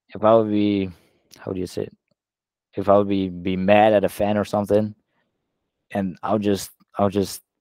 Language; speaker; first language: English; non-native, fluent; Dutch